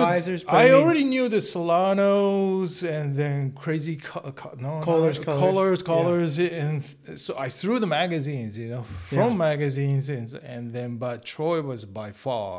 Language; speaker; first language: English; non-native, learner; Japanese